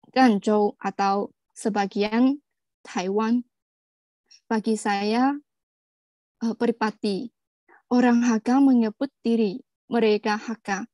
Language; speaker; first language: Indonesian; non-native, fluent; Chinese